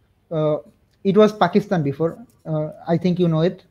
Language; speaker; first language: English; non-native, local second language; Bangla